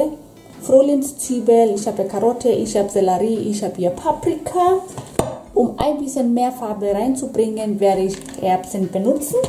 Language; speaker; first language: German; non-native, fluent; Swahili